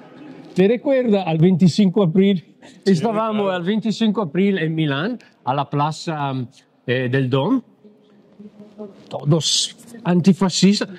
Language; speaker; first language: Spanish; non-native, learner; Italian